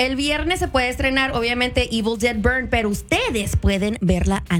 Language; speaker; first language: Spanish; native; Spanish